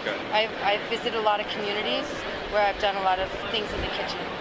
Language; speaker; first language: English; native; English